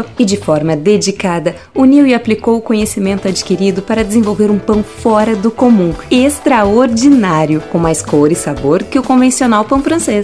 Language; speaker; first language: Portuguese; native; Portuguese